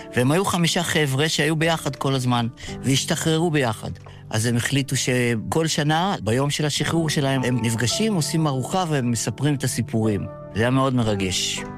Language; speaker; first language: Hebrew; early bilingual, other home language; Yiddish